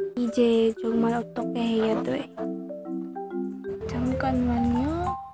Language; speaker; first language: Korean; non-native, learner; Cebuano